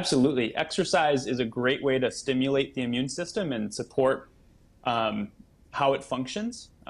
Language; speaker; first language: English; native; English